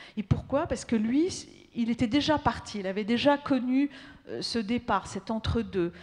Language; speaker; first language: French; native; French